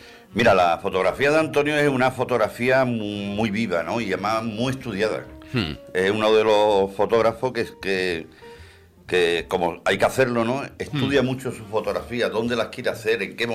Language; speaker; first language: Spanish; native; Spanish